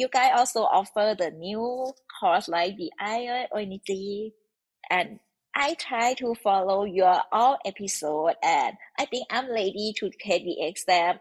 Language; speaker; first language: English; non-native, learner; Thai